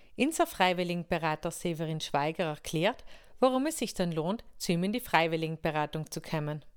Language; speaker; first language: German; native; German